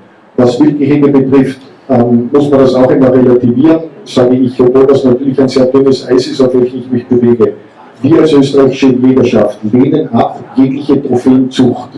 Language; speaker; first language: German; native; German